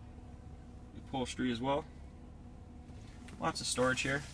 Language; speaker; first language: English; native; English